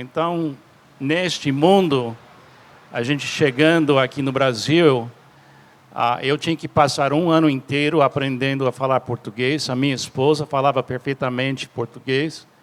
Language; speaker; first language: Portuguese; non-native, fluent; English